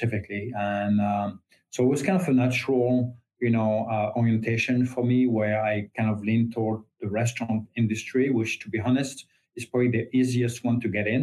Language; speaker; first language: English; non-native, fluent; French